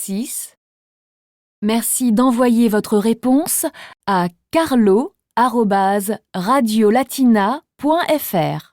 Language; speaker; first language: French; native; French